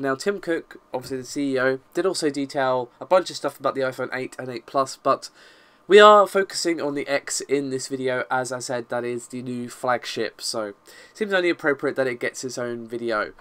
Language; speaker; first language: English; native; English